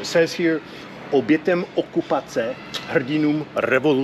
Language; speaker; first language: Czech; non-native, fluent; English